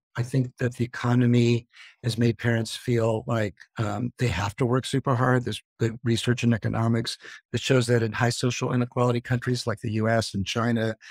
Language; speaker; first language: English; native; English